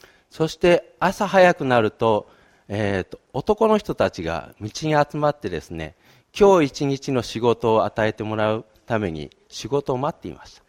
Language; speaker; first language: Japanese; native; Japanese